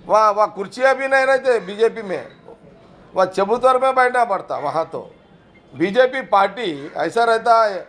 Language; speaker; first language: Hindi; non-native, local second language; Telugu